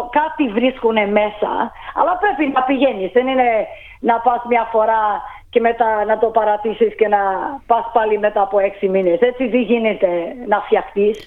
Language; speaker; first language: Greek; early bilingual, heritage; Greek